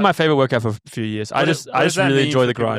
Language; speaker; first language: English; native; English